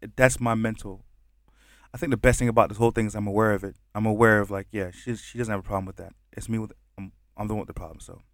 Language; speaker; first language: English; early bilingual, other home language; Haitian Creole